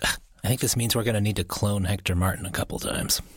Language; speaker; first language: English; native; English